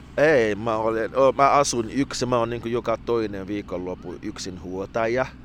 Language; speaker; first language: Finnish; non-native, fluent; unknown